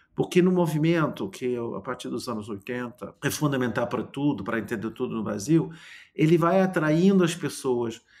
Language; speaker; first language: Portuguese; non-native, fluent; English